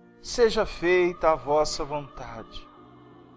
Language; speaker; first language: Portuguese; native; Portuguese